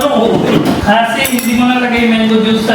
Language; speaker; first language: Filipino; non-native, learner; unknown